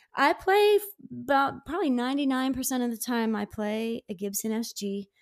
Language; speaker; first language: English; native; English